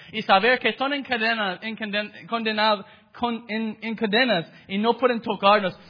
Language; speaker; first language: Spanish; non-native, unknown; English